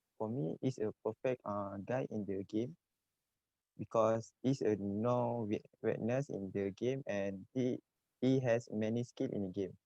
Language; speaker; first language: English; non-native, learner; Malay